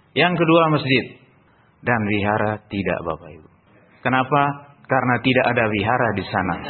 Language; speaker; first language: Indonesian; non-native, local second language; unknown